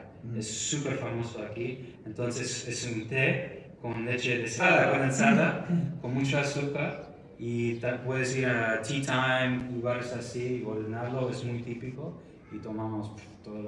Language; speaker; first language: Spanish; non-native, fluent; Arabic